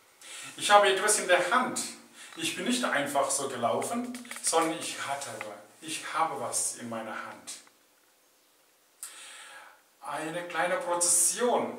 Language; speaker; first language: German; non-native, fluent; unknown